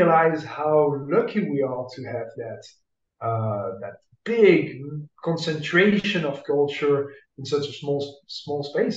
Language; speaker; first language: English; non-native, fluent; French